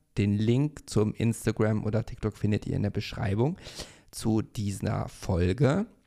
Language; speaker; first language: German; native; German